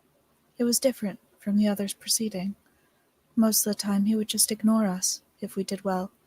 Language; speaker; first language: English; native; English